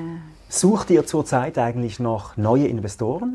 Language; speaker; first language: German; native; German